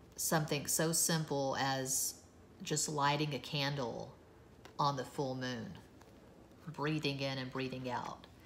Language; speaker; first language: English; native; English